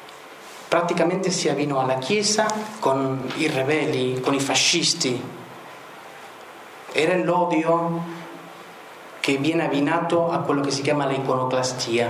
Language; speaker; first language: Italian; non-native, fluent; Spanish